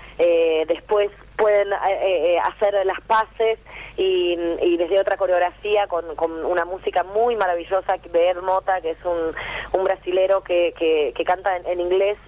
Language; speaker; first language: Spanish; native; Spanish